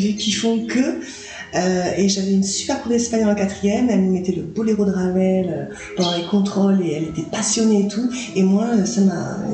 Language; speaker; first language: French; native; French